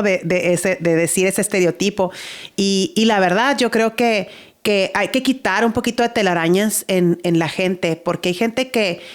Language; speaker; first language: Spanish; native; Spanish